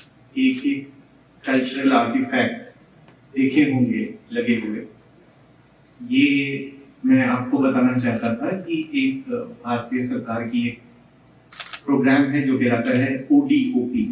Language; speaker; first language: Hindi; native; Hindi